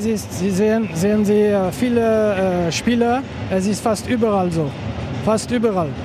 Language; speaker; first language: German; non-native, local second language; French